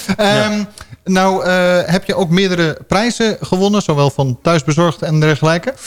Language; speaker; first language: Dutch; native; Dutch